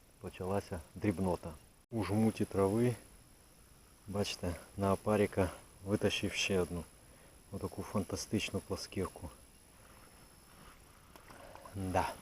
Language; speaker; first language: Ukrainian; native; Ukrainian